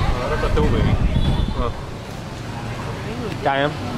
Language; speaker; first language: Vietnamese; non-native, learner; English